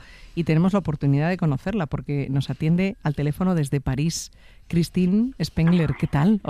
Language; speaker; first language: Spanish; native; Spanish